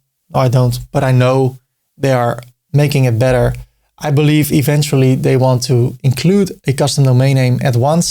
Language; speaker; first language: English; non-native, fluent; Dutch